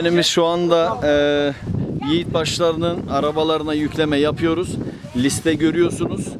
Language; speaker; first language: Turkish; native; Turkish